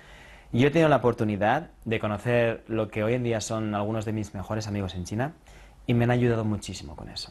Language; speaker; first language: Spanish; native; Spanish